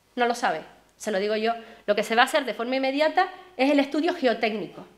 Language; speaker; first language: Spanish; native; Spanish